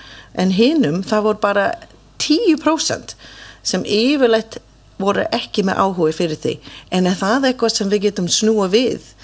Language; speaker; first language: Icelandic; non-native, fluent; English